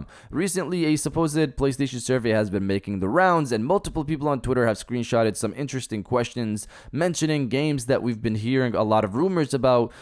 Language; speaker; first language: English; native; English